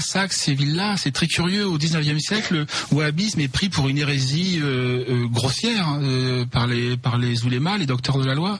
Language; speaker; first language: French; native; French